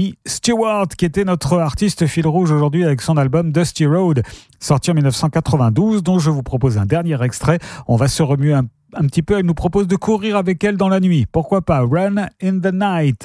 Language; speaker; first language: French; native; French